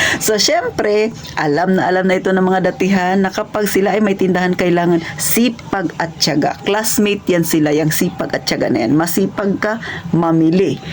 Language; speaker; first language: Filipino; non-native, local second language; Cebuano